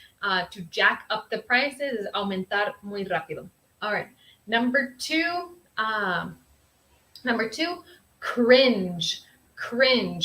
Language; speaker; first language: Spanish; early bilingual, heritage; Spanish